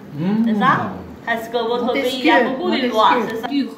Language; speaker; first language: French; non-native, learner; Chinese